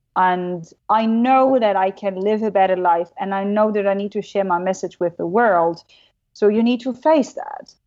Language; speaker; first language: English; non-native, fluent; German